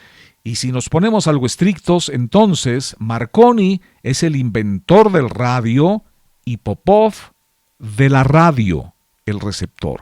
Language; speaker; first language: Spanish; native; Spanish